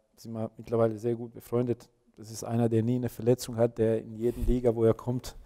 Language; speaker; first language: German; non-native, fluent; Bosnian